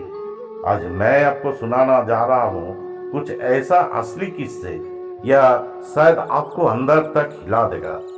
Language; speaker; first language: Hindi; non-native, local second language; Bangla